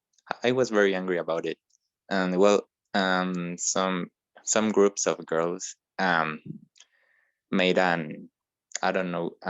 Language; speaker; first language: English; non-native, learner; Spanish